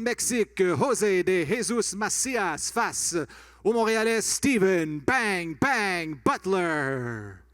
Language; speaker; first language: French; native; French